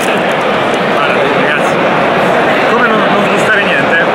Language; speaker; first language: Italian; native; Italian